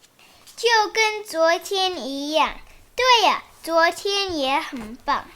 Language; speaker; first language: Chinese; early bilingual, heritage; Chinese